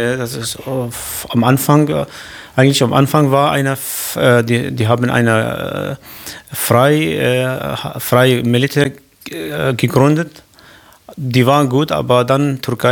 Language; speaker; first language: German; non-native, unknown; Kurdish